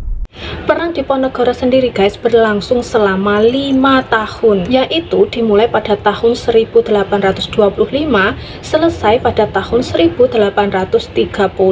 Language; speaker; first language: Indonesian; native; Indonesian